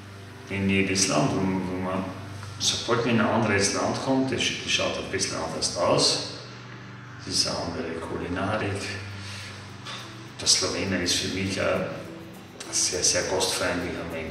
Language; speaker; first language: German; non-native, fluent; Slovenian